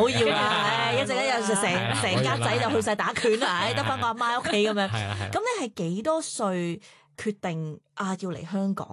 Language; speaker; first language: Cantonese; native; Cantonese